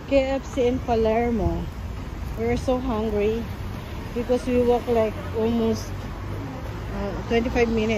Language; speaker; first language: English; non-native, local second language; Filipino